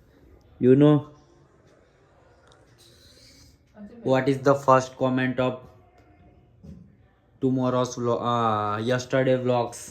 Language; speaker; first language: English; non-native, learner; Gujarati